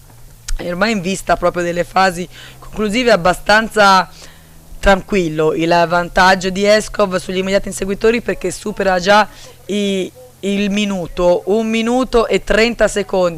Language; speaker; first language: Italian; native; Italian